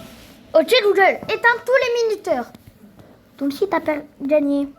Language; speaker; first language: French; native; French